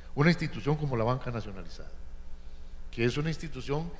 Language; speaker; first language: Spanish; native; Spanish